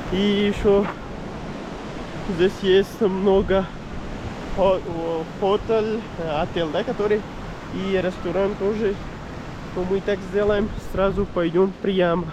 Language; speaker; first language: Russian; non-native, learner; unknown